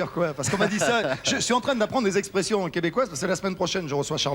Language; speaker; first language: French; native; French